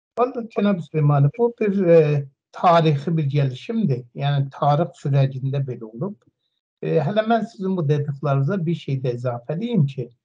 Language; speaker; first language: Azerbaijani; native; Azerbaijani